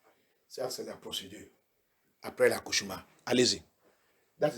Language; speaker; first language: French; non-native, learner; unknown